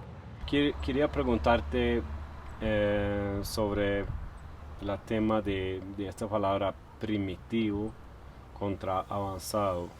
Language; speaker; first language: Spanish; non-native, fluent; Swedish